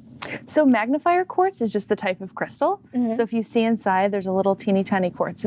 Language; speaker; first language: English; native; English